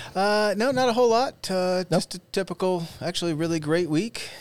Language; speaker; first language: English; native; English